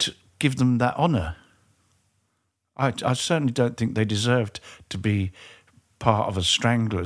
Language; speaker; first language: English; native; English